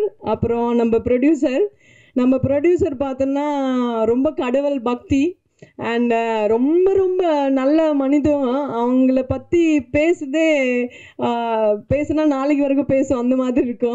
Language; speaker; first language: Tamil; non-native, learner; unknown